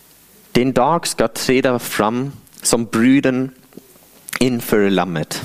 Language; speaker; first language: Swedish; non-native, fluent; English